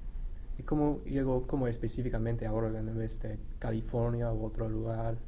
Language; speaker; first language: Spanish; non-native, fluent; English